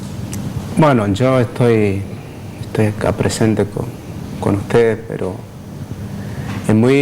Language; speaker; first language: Spanish; non-native, local second language; Guarani